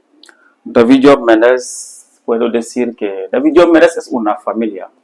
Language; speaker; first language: Spanish; non-native, fluent; Serer